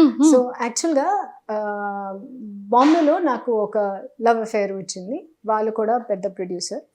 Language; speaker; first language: Telugu; non-native, learner; Hindi